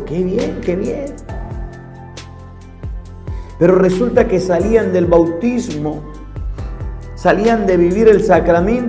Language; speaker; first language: Spanish; native; Spanish